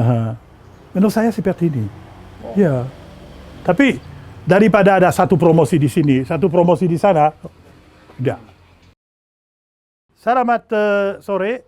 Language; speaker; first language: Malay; non-native, fluent; French